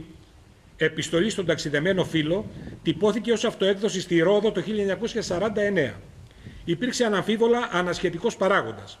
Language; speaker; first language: Greek; native; Greek